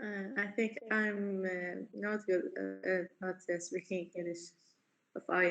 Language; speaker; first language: English; non-native, learner; Arabic